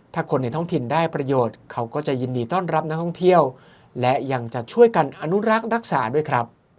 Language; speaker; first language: Thai; native; Thai